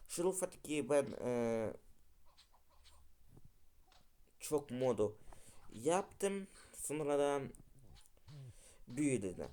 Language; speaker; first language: Turkish; non-native, learner; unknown